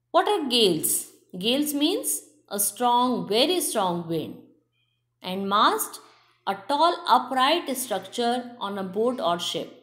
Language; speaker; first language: English; non-native, local second language; Hindi